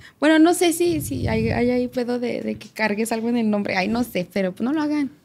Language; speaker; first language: Spanish; native; Spanish